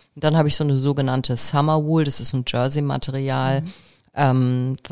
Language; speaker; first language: German; native; German